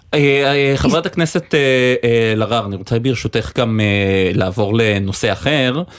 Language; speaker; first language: Hebrew; native; Hebrew